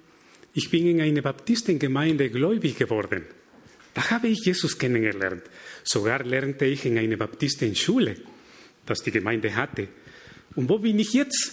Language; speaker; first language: German; non-native, fluent; Spanish